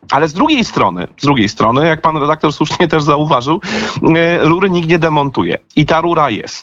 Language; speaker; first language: Polish; native; Polish